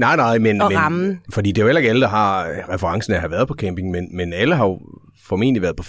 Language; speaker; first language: Danish; native; Danish